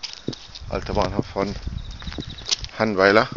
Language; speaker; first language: German; non-native, fluent; Arabic